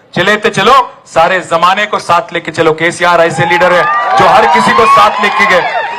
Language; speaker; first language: Hindi; non-native, local second language; Telugu